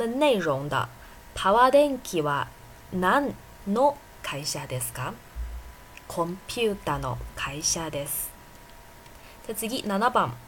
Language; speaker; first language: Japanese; non-native, fluent; Chinese